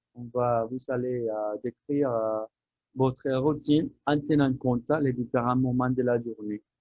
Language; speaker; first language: French; non-native, fluent; Spanish